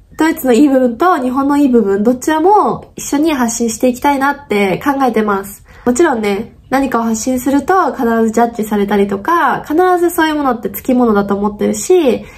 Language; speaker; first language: Japanese; non-native, fluent; German